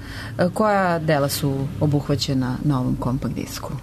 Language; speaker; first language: Serbian; native; Serbian